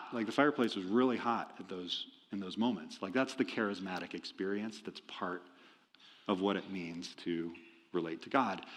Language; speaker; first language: English; native; English